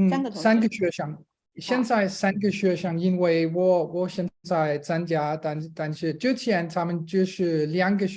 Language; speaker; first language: Chinese; non-native, learner; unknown